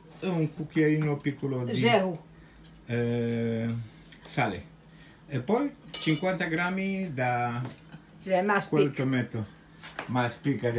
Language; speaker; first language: Italian; non-native, fluent; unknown